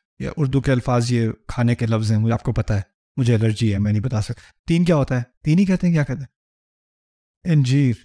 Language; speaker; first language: Urdu; early bilingual, heritage; Urdu